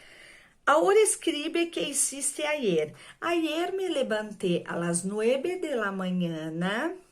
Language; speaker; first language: Spanish; non-native, fluent; Portuguese